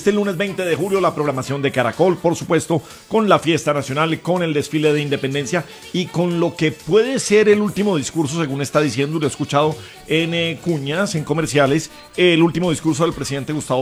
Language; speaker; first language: Spanish; native; Spanish